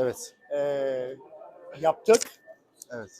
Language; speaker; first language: Turkish; non-native, learner; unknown